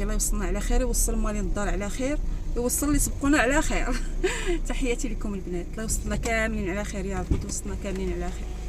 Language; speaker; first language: Arabic; native; Arabic